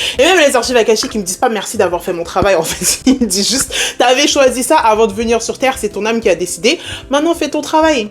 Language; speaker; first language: French; early bilingual, other home language; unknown